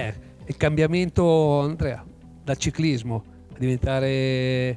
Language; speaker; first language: Italian; native; Italian